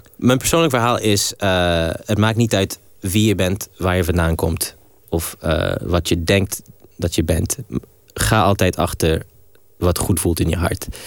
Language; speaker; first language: Dutch; early bilingual, heritage; Dutch